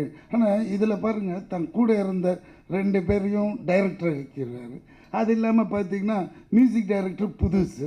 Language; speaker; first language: Tamil; native; Tamil